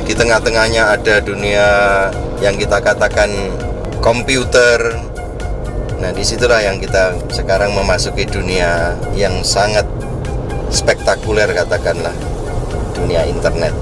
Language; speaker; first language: Indonesian; native; Indonesian